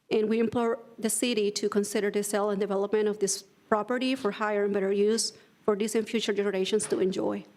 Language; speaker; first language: English; non-native, fluent; Spanish